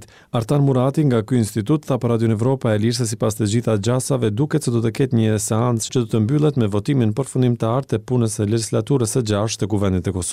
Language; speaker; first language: Albanian; native; Albanian